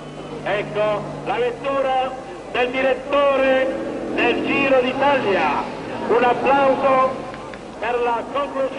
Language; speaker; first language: Italian; native; Italian